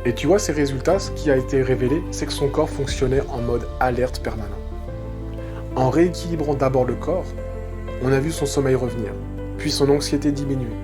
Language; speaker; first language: French; native; French